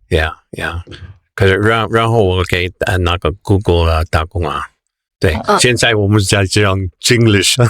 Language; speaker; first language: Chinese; non-native, learner; English